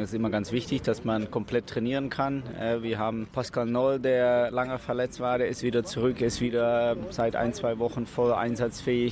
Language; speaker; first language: German; native; German